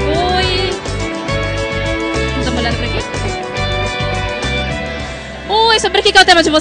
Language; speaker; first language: Portuguese; native; Portuguese